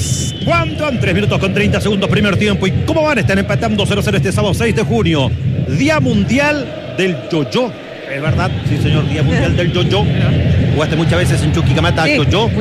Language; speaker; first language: Spanish; native; Spanish